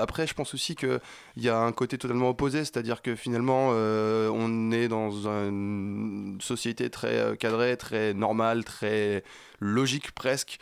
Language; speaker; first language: French; native; French